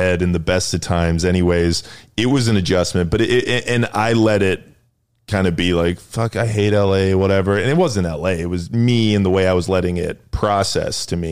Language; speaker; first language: English; native; English